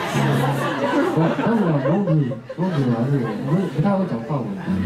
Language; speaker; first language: Chinese; non-native, local second language; Amis